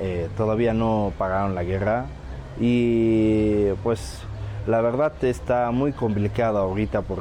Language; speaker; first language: Spanish; non-native, learner; Arabic